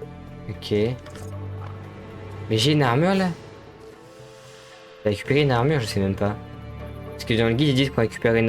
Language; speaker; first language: French; native; French